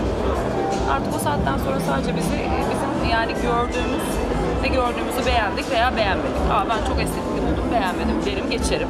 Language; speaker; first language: Turkish; native; Turkish